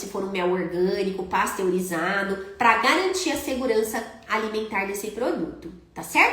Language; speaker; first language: Portuguese; native; Portuguese